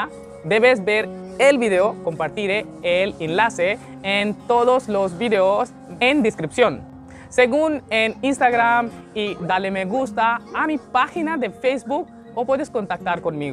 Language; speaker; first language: Spanish; non-native, learner; Hindi